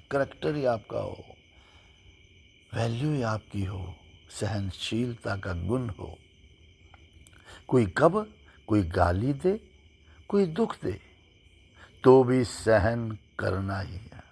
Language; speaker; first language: Hindi; native; Hindi